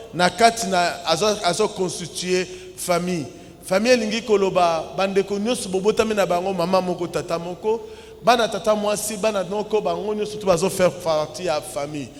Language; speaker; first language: Lingala; native; Lingala